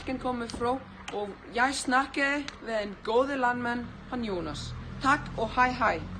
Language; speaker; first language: Danish; non-native, learner; Icelandic